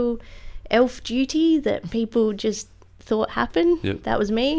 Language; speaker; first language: English; native; English